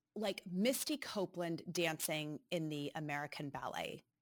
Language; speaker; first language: English; native; English